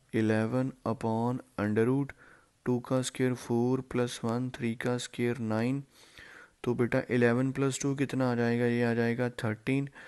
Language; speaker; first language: Hindi; non-native, local second language; Punjabi